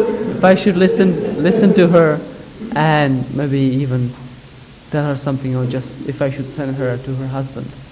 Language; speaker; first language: English; non-native, fluent; Czech